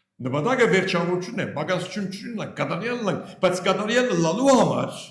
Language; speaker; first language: Armenian; early bilingual, heritage; Armenian